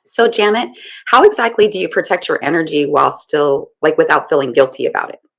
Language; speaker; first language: English; native; English